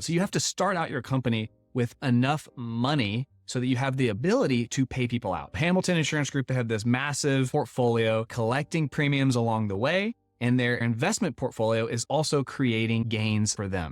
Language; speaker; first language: English; native; English